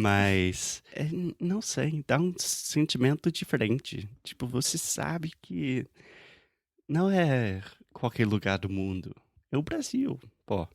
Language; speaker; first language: Portuguese; non-native, fluent; English